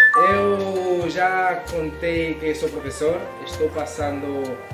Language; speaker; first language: Portuguese; non-native, fluent; Spanish